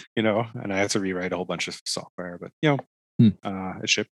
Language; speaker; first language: English; non-native, fluent; Dutch